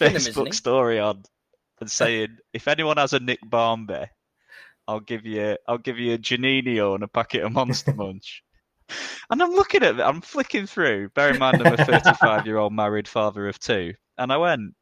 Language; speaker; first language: English; native; English